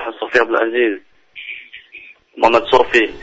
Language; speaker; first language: Arabic; non-native, learner; Indonesian